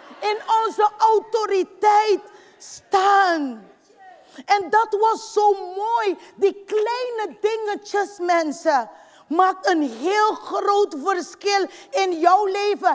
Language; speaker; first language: Dutch; non-native, fluent; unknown